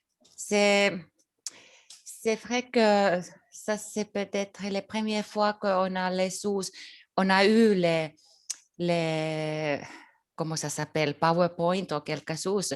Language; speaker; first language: French; non-native, learner; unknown